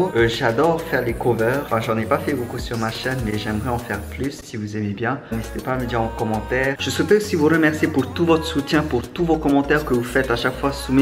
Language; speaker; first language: French; native; French